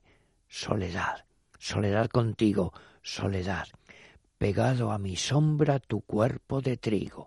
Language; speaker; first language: Spanish; native; Spanish